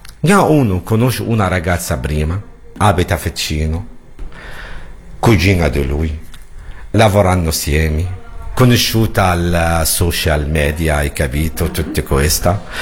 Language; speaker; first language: Italian; non-native, learner; Arabic